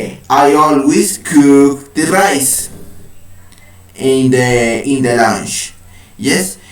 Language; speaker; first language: English; non-native, learner; Spanish